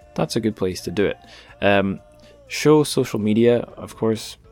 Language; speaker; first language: English; native; English